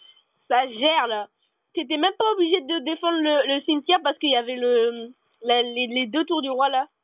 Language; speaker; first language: French; native; French